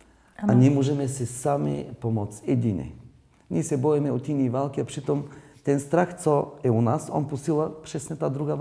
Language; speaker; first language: Czech; non-native, learner; Bulgarian